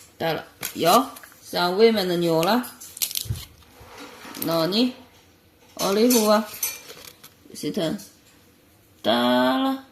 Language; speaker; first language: Finnish; non-native, learner; Chinese